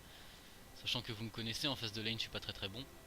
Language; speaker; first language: French; native; French